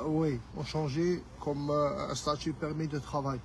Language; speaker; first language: French; non-native, learner; Arabic